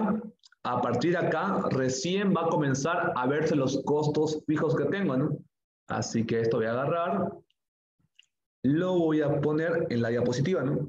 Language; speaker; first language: Spanish; native; Spanish